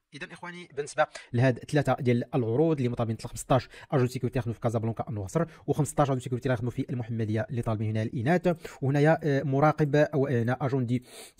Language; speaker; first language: Arabic; native; Arabic